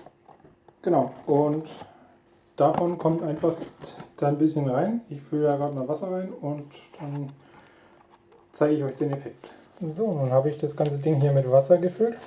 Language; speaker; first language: German; native; German